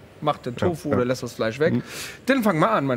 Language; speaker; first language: German; native; German